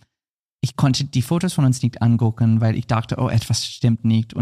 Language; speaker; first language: German; non-native, fluent; English